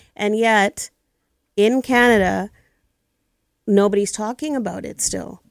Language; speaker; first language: English; early bilingual, other home language; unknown